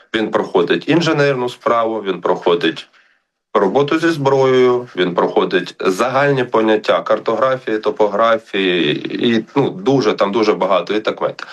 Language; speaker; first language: Ukrainian; native; Ukrainian